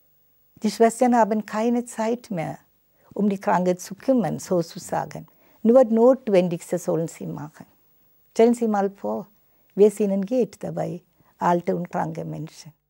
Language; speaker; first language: German; non-native, fluent; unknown